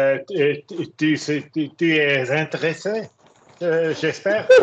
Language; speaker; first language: French; non-native, learner; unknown